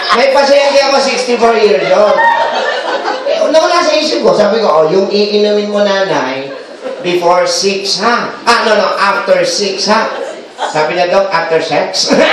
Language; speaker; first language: Filipino; native; Filipino